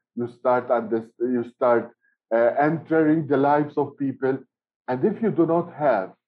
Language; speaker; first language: English; non-native, fluent; Maltese